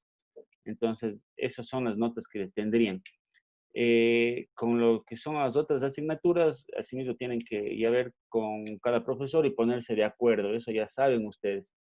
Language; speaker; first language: Spanish; native; Spanish